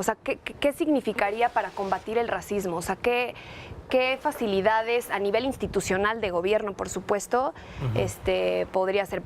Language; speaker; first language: Spanish; native; Spanish